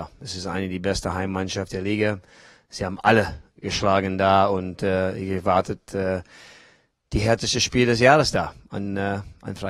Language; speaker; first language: German; non-native, learner; English